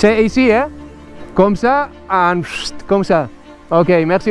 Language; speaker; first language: French; non-native, learner; Spanish